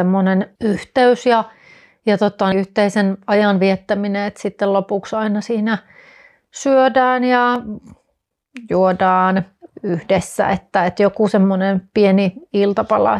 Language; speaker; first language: Finnish; native; Finnish